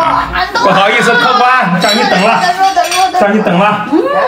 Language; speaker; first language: Chinese; native; Chinese